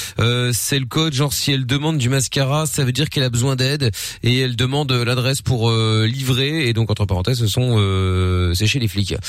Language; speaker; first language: French; early bilingual, other home language; Portuguese